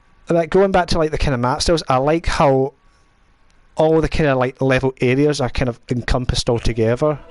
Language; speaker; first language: English; native; English